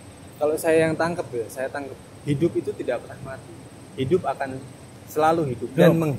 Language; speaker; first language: Indonesian; non-native, fluent; German